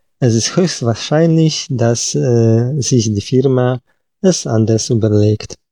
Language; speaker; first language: German; non-native, fluent; Polish